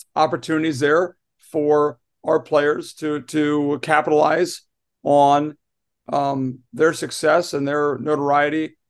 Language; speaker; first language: English; native; English